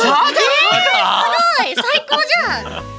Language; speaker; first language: Japanese; non-native, fluent; English